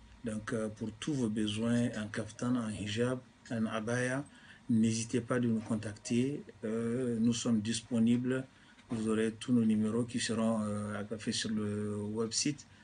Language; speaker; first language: French; non-native, local second language; Hausa